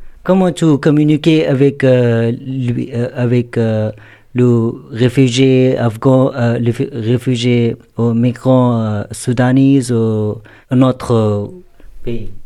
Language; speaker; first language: French; non-native, learner; Urdu